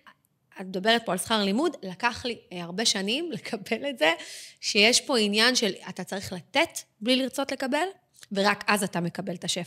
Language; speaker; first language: Hebrew; native; Hebrew